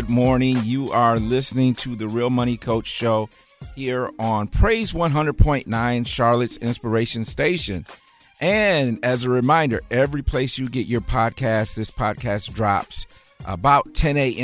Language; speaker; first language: English; native; English